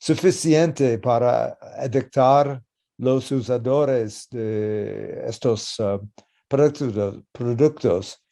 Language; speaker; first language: Spanish; non-native, learner; English